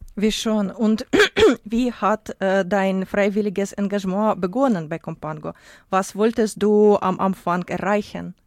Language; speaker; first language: German; non-native, learner; Ukrainian